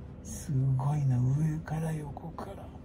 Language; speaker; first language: Japanese; native; Japanese